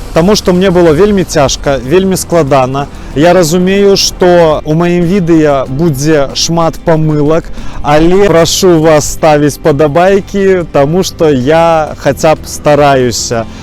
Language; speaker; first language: Belarusian; non-native, local second language; Russian